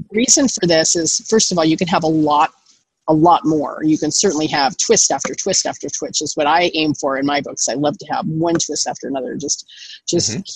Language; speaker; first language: English; native; English